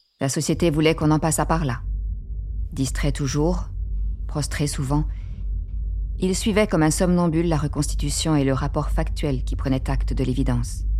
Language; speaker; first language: French; native; French